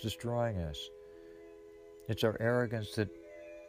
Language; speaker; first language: English; native; English